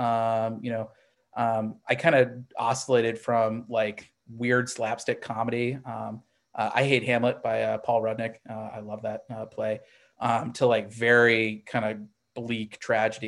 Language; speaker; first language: English; native; English